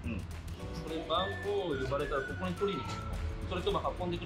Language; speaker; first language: Japanese; native; Japanese